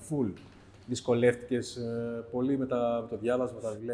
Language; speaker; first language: Greek; native; Greek